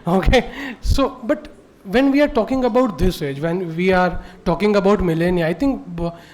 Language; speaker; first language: Hindi; non-native, local second language; Gujarati